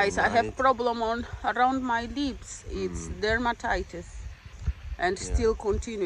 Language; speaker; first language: English; non-native, fluent; Portuguese